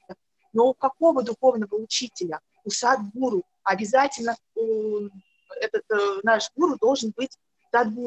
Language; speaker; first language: Russian; native; Russian